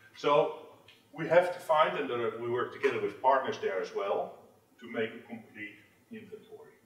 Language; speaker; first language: English; non-native, fluent; Dutch